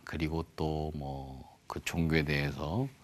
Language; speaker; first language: Korean; native; Korean